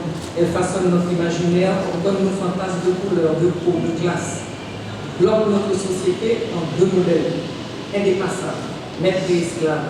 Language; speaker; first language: French; non-native, local second language; Haitian Creole